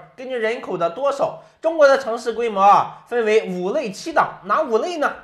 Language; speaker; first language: Chinese; native; Chinese